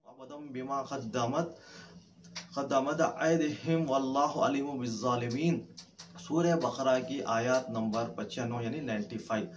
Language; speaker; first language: Urdu; native; Urdu